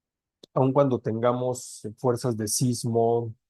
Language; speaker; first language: Spanish; native; Spanish